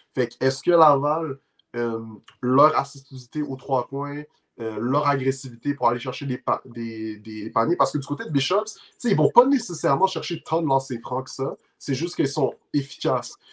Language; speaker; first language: French; native; French